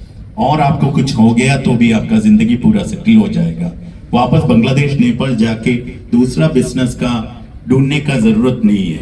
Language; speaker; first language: Hindi; non-native, learner; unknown